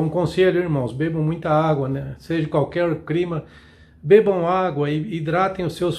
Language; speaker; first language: Portuguese; native; Portuguese